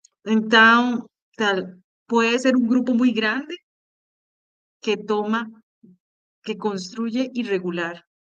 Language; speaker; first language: Portuguese; non-native, learner; Spanish